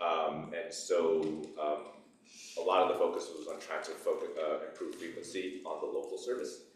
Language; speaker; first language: English; native; English